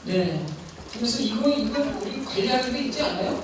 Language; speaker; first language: Korean; native; Korean